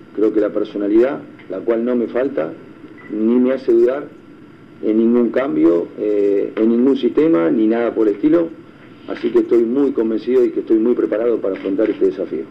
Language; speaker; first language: Spanish; native; Spanish